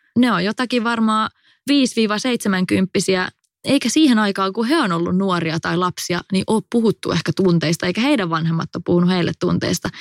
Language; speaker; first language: Finnish; native; Finnish